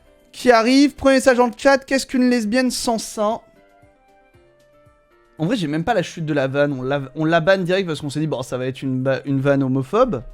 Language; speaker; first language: French; native; French